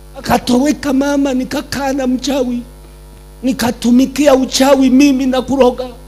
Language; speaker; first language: Swahili; non-native, local second language; Sukuma